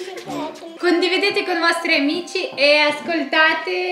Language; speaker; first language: Italian; non-native, fluent; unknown